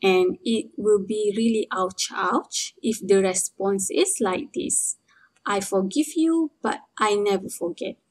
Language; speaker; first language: English; non-native, local second language; Malay